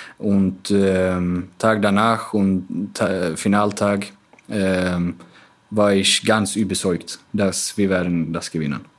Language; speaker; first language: German; non-native, fluent; Swedish